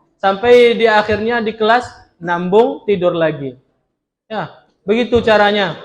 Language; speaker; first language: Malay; non-native, local second language; Minangkabau